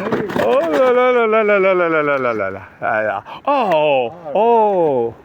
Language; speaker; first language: French; non-native, fluent; Arabic